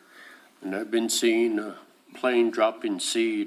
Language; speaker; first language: English; native; English